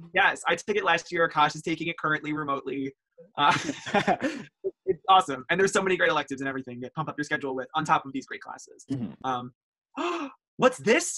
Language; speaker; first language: English; native; English